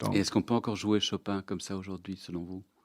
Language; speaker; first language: French; native; French